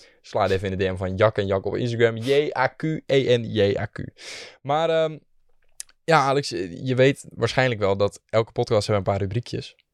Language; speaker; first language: Dutch; native; Dutch